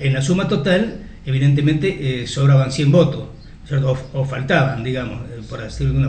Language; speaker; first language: Spanish; native; Spanish